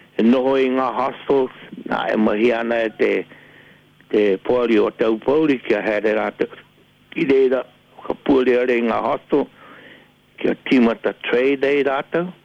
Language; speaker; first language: Māori; native; Māori